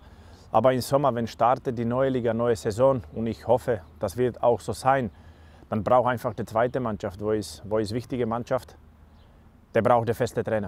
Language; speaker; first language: German; non-native, learner; Slovak